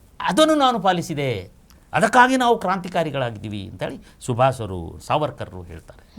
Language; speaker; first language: Kannada; non-native, local second language; Kodava